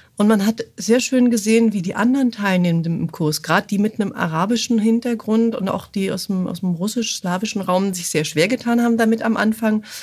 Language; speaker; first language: German; native; German